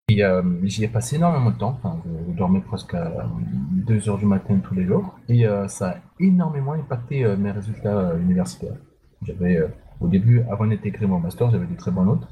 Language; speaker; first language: French; non-native, local second language; Sango